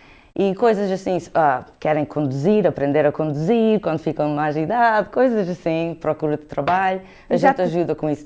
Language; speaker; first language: Portuguese; early bilingual, heritage; Portuguese